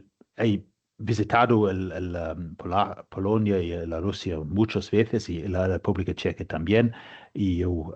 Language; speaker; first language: Spanish; non-native, fluent; English